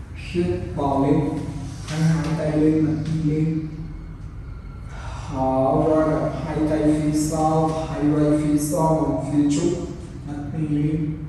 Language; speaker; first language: Vietnamese; non-native, learner; Hindi